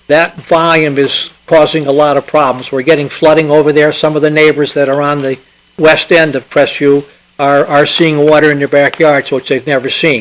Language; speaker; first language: English; native; English